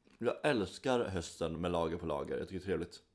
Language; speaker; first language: Swedish; native; Swedish